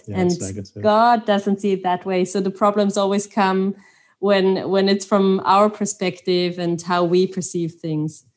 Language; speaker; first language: English; non-native, fluent; Swiss German